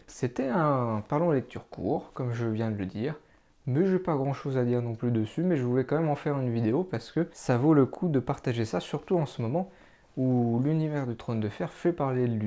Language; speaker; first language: French; native; French